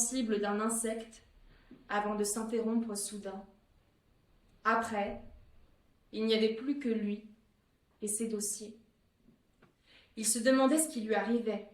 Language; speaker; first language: French; native; French